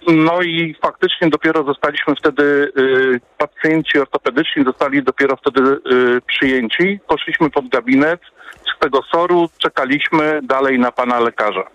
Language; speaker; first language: Polish; native; Polish